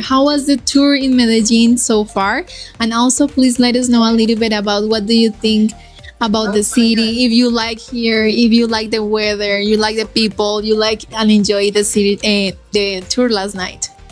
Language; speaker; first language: English; non-native, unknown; Spanish